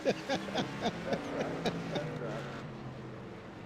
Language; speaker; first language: English; native; English